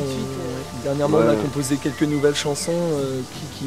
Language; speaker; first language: French; native; French